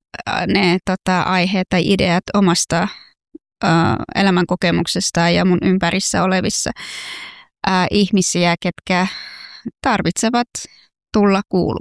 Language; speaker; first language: Finnish; non-native, fluent; Persian